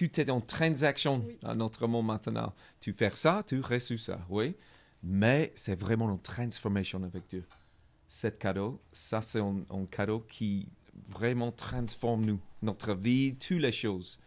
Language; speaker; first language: French; non-native, learner; English